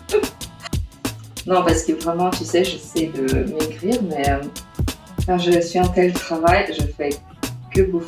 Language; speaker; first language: French; non-native, fluent; Russian